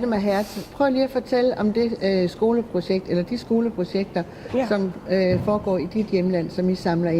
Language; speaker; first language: Danish; native; Danish